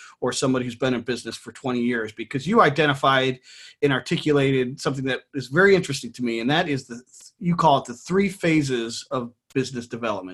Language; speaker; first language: English; native; English